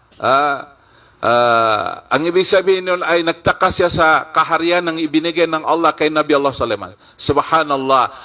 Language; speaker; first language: Filipino; non-native, local second language; Maguindanaon